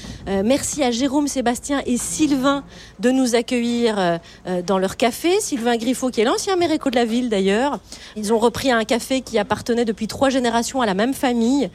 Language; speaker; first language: French; native; French